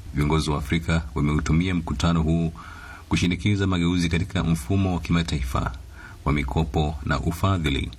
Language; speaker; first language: Swahili; non-native, local second language; Gusii